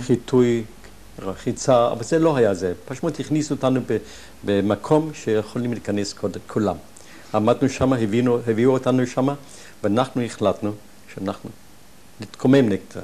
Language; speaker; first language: Hebrew; non-native, fluent; German